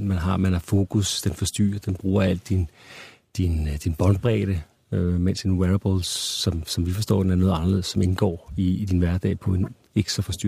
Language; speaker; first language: Danish; native; Danish